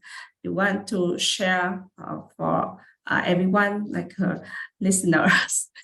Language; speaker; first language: English; non-native, learner; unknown